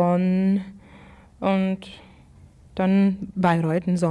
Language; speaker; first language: German; non-native, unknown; English